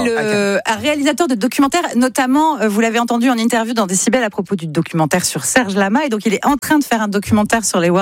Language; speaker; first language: French; native; French